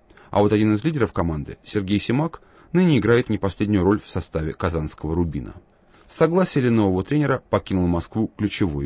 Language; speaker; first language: Russian; native; Russian